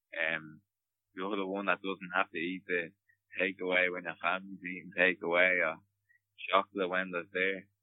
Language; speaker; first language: English; native; English